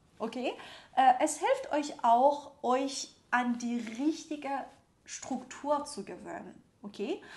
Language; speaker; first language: German; non-native, fluent; Persian